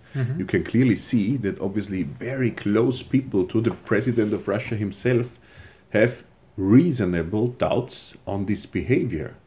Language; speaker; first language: English; non-native, fluent; German